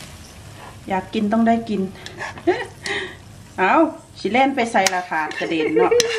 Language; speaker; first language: Thai; native; Thai